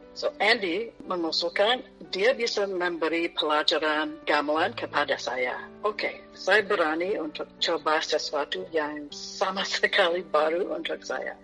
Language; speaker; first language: Indonesian; non-native, fluent; English